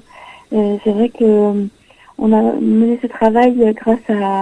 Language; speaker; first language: French; native; French